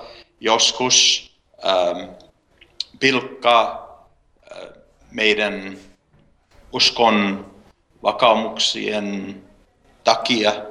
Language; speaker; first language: Finnish; early bilingual, heritage; Finnish